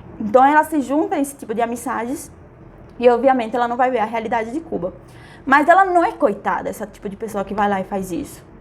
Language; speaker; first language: Portuguese; non-native, fluent; Spanish